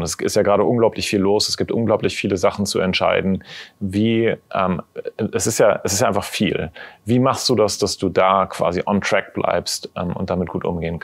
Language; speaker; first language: German; native; German